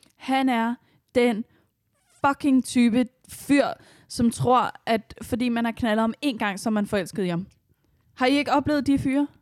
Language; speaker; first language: Danish; native; Danish